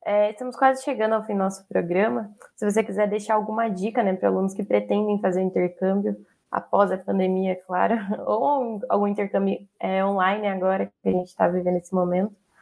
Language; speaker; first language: Portuguese; native; Portuguese